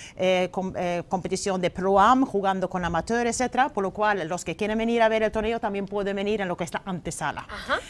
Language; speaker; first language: Spanish; non-native, fluent; Swedish